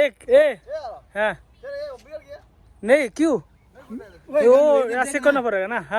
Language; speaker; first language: Hindi; non-native, learner; Bangla